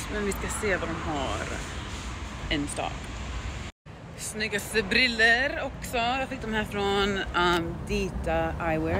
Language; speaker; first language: Swedish; early bilingual, heritage; Swedish